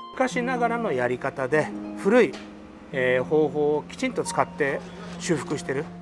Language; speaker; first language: Japanese; native; Japanese